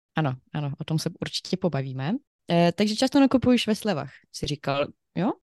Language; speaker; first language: Czech; non-native, fluent; Ukrainian